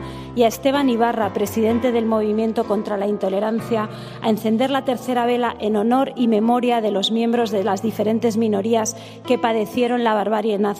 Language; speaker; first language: Spanish; native; Spanish